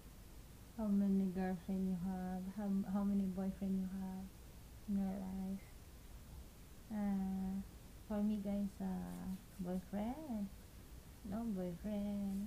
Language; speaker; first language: English; non-native, local second language; Cebuano